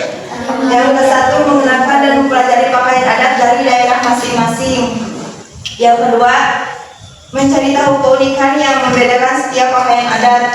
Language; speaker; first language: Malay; non-native, local second language; Sundanese